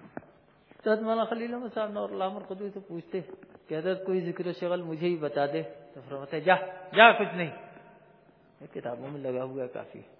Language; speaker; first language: Urdu; native; Urdu